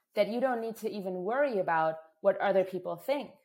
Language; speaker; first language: English; non-native, fluent; German